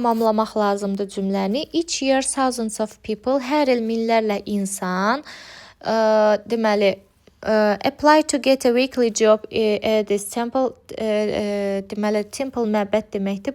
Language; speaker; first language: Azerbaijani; native; Azerbaijani